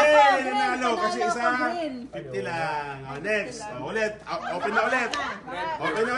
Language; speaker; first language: Filipino; native; Filipino